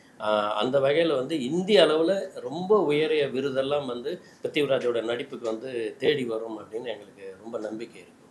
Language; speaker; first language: Tamil; native; Tamil